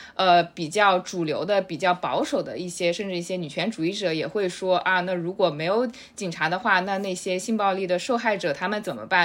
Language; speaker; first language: Chinese; native; Chinese